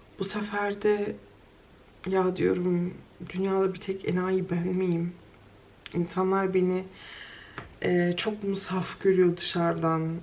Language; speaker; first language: Turkish; native; Turkish